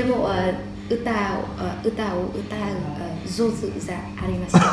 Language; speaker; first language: Japanese; non-native, learner; Vietnamese